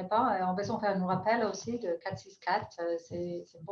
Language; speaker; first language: French; non-native, fluent; English